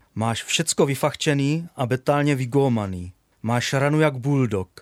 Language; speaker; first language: Czech; native; Czech